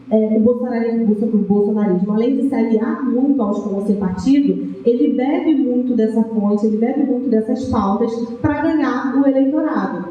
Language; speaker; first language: Portuguese; native; Portuguese